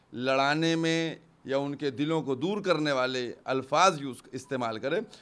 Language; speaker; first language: Hindi; native; Hindi